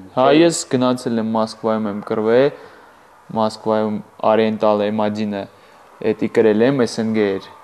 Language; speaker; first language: Armenian; early bilingual, heritage; Armenian